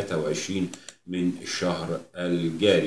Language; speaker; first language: Arabic; native; Arabic